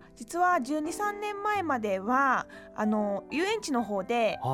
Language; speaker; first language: Japanese; native; Japanese